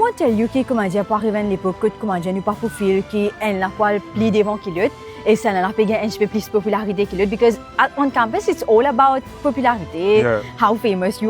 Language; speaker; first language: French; non-native, local second language; Morisyen